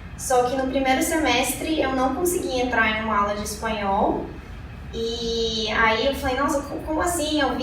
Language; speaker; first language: Portuguese; non-native, fluent; English